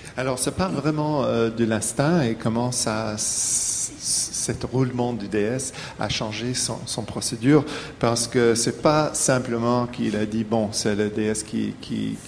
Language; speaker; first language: French; native; French